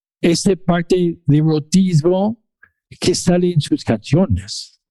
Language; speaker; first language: Spanish; non-native, fluent; English